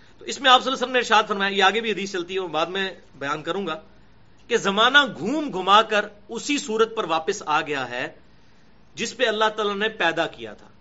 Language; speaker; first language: Urdu; non-native, local second language; Punjabi